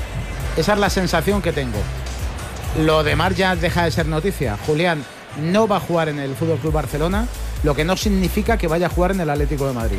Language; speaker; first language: Spanish; native; Spanish